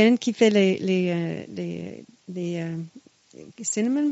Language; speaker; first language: French; non-native, local second language; English